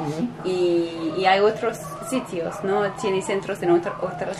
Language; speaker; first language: Spanish; non-native, fluent; English